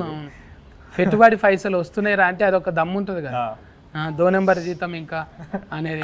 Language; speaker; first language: Telugu; native; Telugu